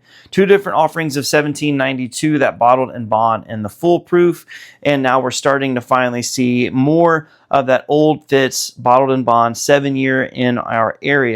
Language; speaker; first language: English; native; English